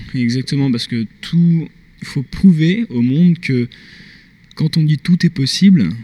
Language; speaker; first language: French; native; French